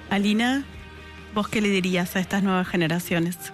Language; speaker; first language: Spanish; native; Spanish